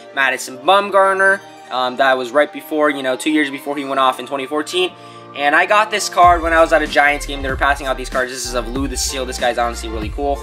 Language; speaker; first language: English; native; English